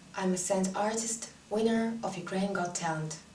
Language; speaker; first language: English; non-native, learner; Russian